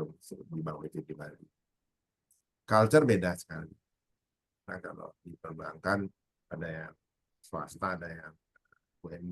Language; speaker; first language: Indonesian; native; Indonesian